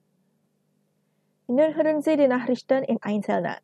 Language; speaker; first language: German; non-native, fluent; Indonesian